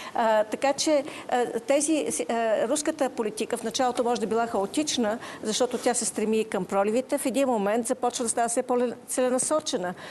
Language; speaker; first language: Bulgarian; native; Bulgarian